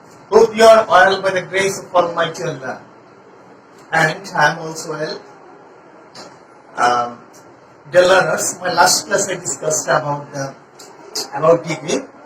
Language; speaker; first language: English; non-native, local second language; Bangla